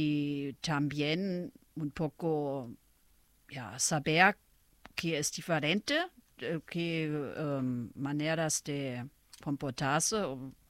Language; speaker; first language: Spanish; non-native, fluent; German